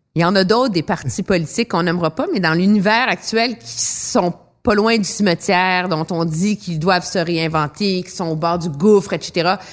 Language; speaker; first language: French; native; French